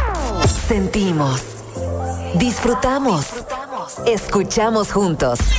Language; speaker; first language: Spanish; native; Spanish